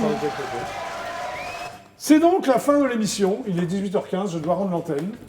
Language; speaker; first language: French; native; French